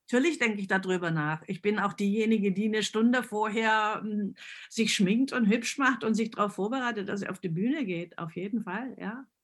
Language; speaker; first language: German; early bilingual, other home language; Italian